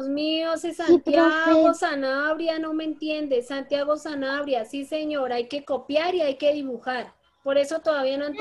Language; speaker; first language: Spanish; native; Spanish